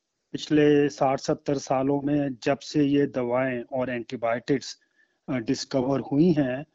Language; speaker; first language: Hindi; native; Hindi